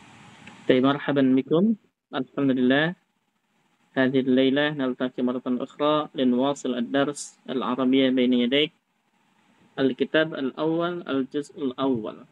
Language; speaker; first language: Arabic; non-native, fluent; Indonesian